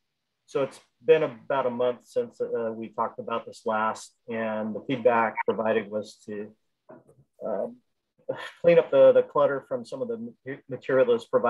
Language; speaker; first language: English; native; English